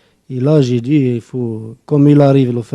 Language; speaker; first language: French; non-native, local second language; Arabic